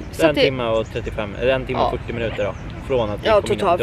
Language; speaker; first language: Swedish; native; Swedish